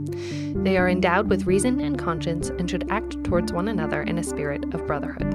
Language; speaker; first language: English; native; English